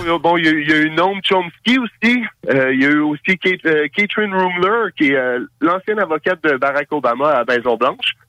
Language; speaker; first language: French; native; French